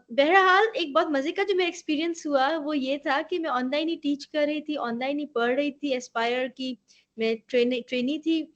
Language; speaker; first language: Urdu; native; Urdu